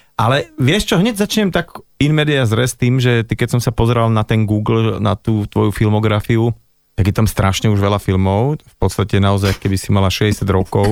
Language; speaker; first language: Slovak; native; Slovak